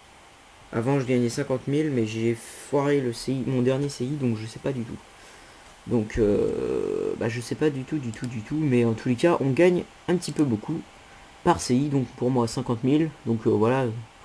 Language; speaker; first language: French; native; French